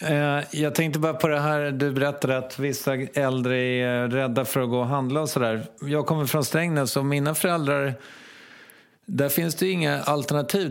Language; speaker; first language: Swedish; native; Swedish